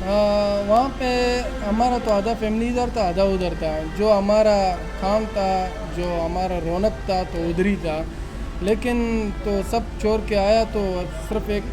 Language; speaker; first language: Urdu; non-native, local second language; Pashto